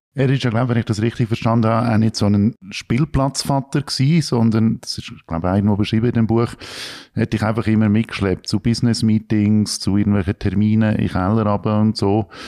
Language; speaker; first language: German; native; German